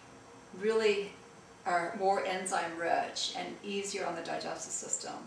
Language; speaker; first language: English; early bilingual, other home language; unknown